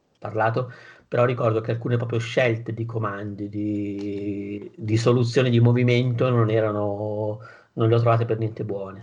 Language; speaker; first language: Italian; native; Italian